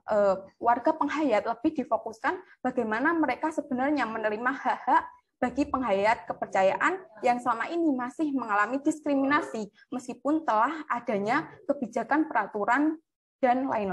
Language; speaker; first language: Indonesian; native; Indonesian